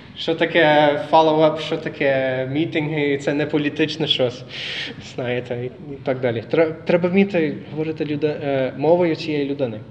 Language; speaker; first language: Ukrainian; non-native, fluent; English